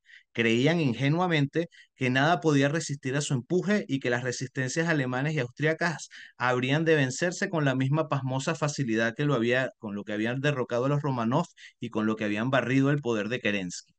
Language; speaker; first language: Spanish; native; Spanish